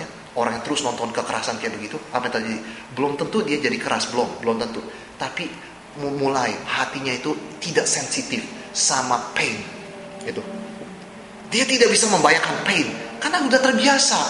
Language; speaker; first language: Indonesian; native; Indonesian